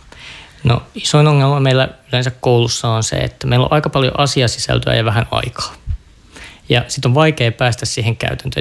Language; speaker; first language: Finnish; native; Finnish